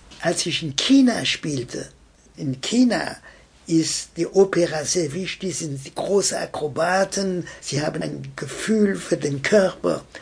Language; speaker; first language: German; non-native, fluent; French